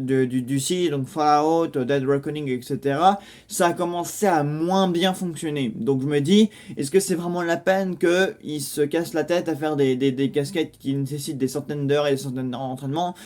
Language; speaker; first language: French; native; French